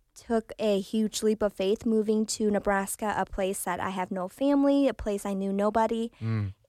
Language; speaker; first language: English; early bilingual, other home language; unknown